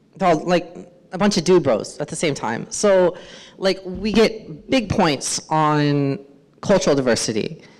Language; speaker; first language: English; native; English